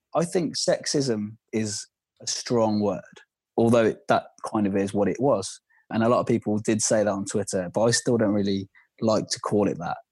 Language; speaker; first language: English; native; English